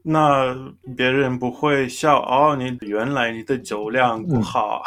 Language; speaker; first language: Chinese; non-native, fluent; English